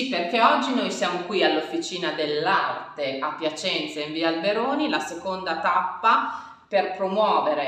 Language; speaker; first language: Italian; native; Italian